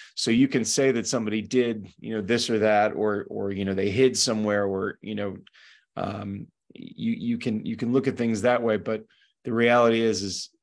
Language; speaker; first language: English; native; English